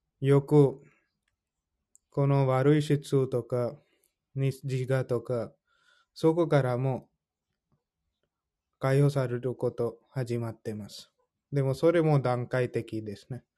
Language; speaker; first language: Japanese; non-native, fluent; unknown